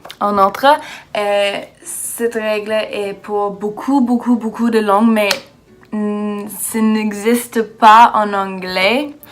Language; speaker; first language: French; non-native, learner; English